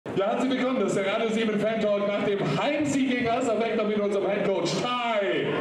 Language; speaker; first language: German; native; German